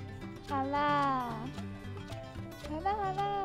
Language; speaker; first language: Chinese; non-native, fluent; Japanese